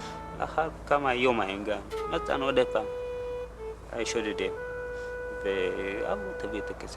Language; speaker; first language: Hebrew; non-native, learner; Amharic